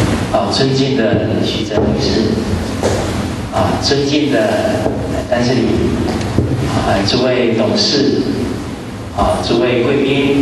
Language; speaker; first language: Chinese; native; Chinese